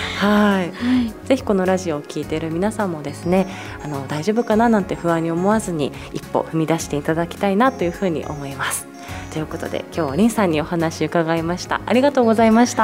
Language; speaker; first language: Japanese; native; Japanese